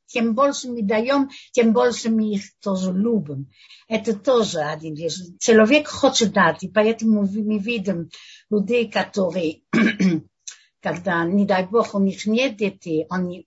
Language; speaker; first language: Russian; non-native, learner; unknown